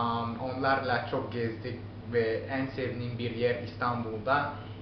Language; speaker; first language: Turkish; non-native, learner; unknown